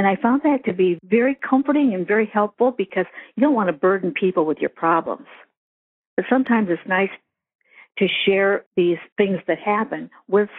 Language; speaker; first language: English; native; English